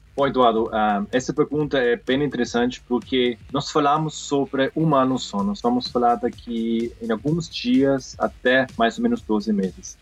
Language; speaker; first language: Portuguese; non-native, fluent; German